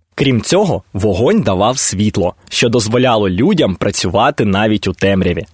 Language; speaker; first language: Ukrainian; native; Ukrainian